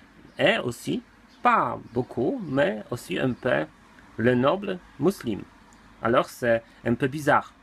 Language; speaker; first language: French; non-native, learner; Polish